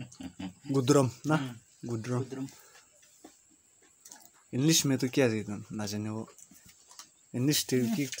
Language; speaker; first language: Hindi; non-native, local second language; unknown